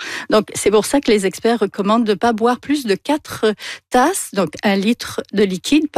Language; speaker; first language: French; native; French